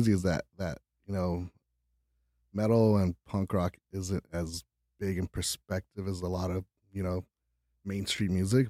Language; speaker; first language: English; early bilingual, other home language; Spanish